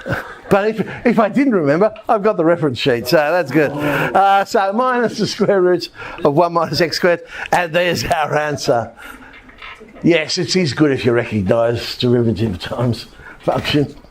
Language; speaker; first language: English; native; English